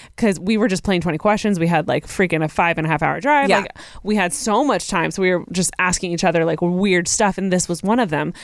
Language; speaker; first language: English; native; English